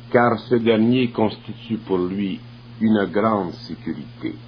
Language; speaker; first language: French; native; French